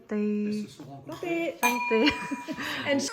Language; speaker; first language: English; non-native, fluent; French